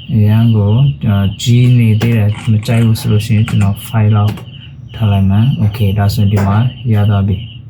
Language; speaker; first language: Burmese; non-native, local second language; Shan